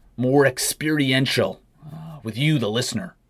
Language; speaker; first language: English; native; English